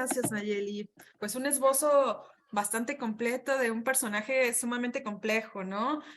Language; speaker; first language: Spanish; native; Spanish